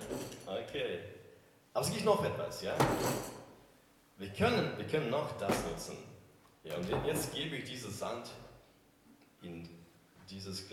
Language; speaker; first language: German; non-native, fluent; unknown